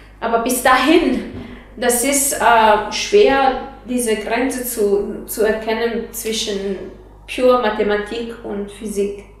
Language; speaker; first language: German; non-native, fluent; Italian